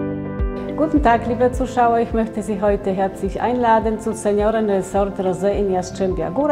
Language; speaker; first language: German; non-native, fluent; Polish